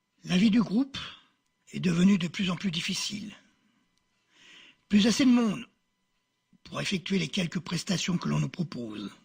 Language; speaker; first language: French; native; French